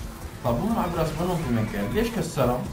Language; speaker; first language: Arabic; native; Arabic